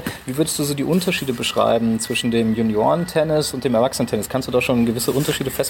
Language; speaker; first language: German; native; German